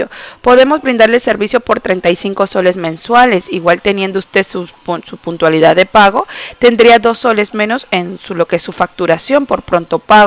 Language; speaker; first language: Spanish; native; Spanish